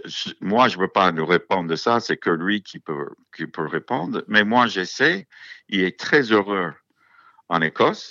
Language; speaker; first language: French; non-native, fluent; English